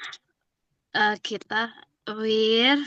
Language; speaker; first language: German; non-native, learner; Indonesian